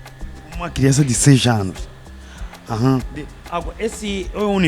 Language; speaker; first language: Portuguese; non-native, learner; Kinyarwanda